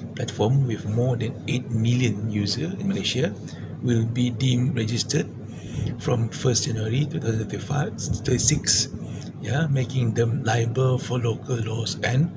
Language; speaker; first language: English; non-native, local second language; Malay